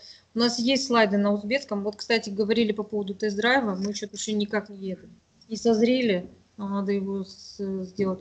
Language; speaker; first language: Russian; native; Russian